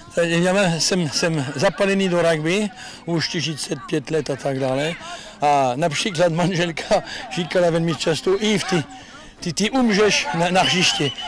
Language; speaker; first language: Czech; non-native, fluent; French